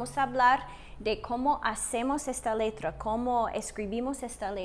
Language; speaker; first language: Spanish; non-native, fluent; English